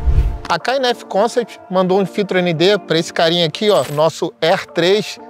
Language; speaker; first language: Portuguese; native; Portuguese